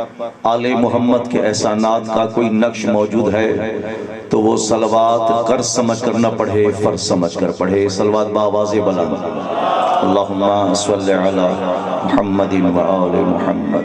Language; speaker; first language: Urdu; non-native, local second language; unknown